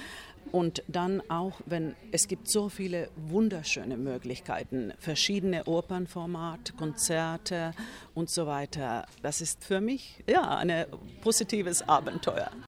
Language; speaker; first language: German; non-native, fluent; Finnish